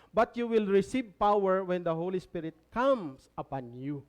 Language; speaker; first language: English; non-native, local second language; Filipino